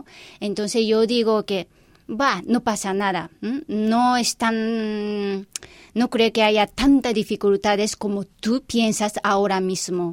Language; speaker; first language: Spanish; non-native, fluent; Japanese